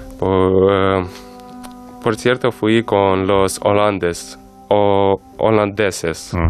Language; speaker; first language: Spanish; non-native, learner; Ukrainian